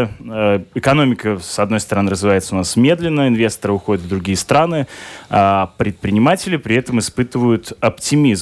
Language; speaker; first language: Russian; native; Russian